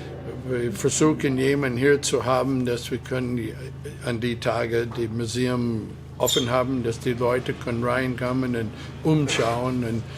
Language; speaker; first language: German; non-native, fluent; English